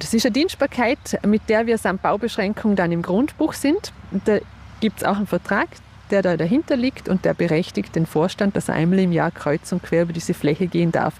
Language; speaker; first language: German; native; German